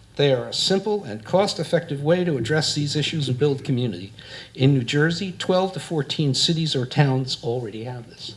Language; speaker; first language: English; native; English